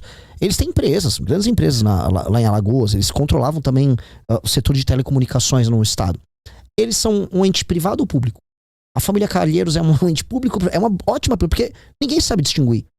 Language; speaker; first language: Portuguese; native; Portuguese